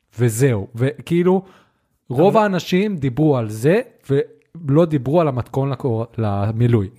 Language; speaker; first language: Hebrew; early bilingual, heritage; Hebrew